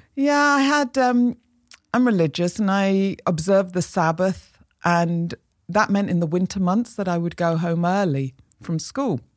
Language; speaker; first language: English; native; English